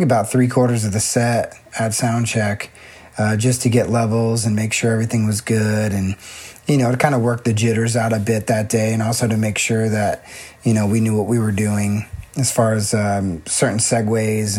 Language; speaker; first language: English; native; English